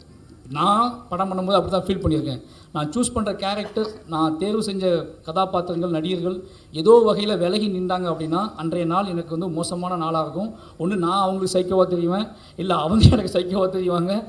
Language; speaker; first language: Tamil; native; Tamil